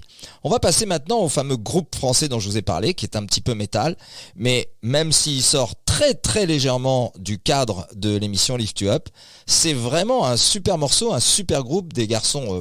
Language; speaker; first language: French; native; French